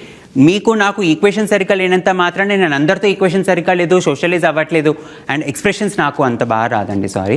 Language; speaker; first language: Telugu; native; Telugu